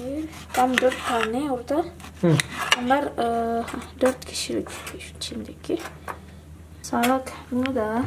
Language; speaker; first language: Turkish; non-native, learner; Indonesian